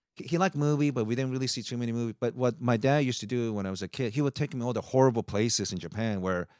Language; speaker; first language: English; early bilingual, other home language; Japanese